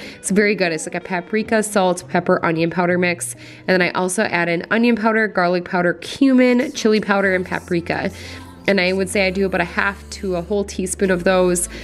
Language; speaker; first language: English; native; English